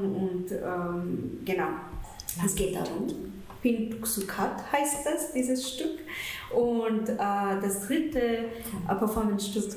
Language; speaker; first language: German; non-native, fluent; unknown